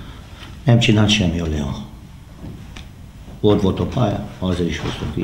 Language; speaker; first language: Hungarian; non-native, learner; Romanian